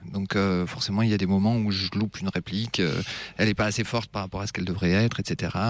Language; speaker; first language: French; native; French